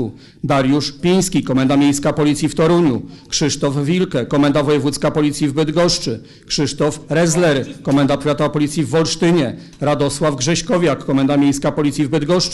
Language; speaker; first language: Polish; native; Polish